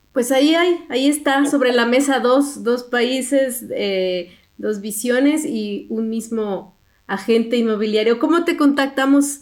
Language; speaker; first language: Spanish; native; Spanish